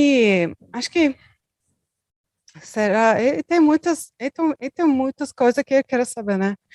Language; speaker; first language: Portuguese; non-native, learner; Turkish